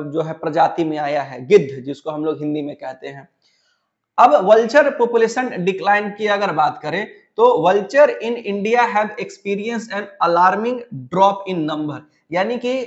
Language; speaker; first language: Hindi; native; Hindi